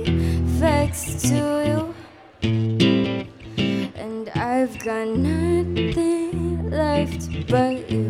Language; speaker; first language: English; non-native, local second language; Cantonese